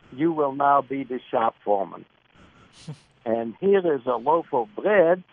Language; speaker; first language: English; early bilingual, other home language; Lithuanian